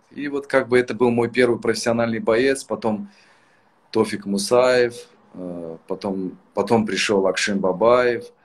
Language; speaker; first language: Russian; native; Russian